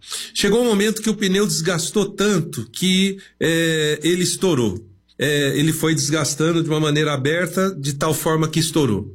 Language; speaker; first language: Portuguese; native; Portuguese